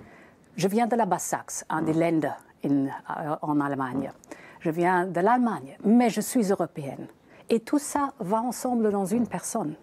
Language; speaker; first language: French; non-native, fluent; German